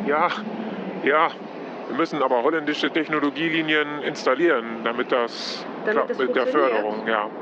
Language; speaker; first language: German; non-native, fluent; Polish